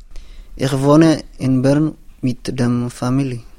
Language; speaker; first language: German; non-native, learner; Tigrinya